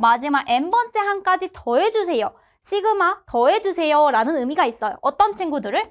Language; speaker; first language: Korean; native; Korean